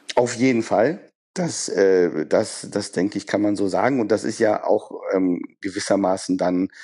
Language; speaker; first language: German; early bilingual, other home language; Persian